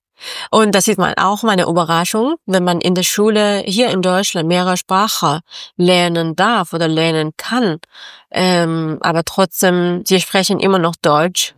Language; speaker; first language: German; non-native, fluent; Persian